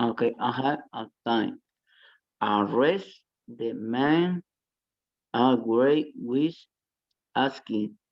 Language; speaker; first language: English; non-native, learner; Spanish